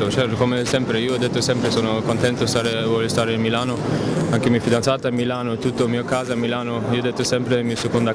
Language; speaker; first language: Italian; non-native, learner; German